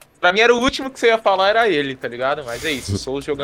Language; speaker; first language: Portuguese; native; Portuguese